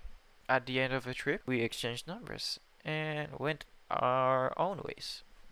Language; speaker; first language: English; non-native, fluent; Spanish